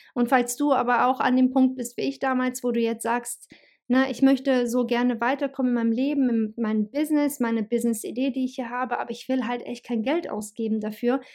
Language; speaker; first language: German; early bilingual, other home language; Bosnian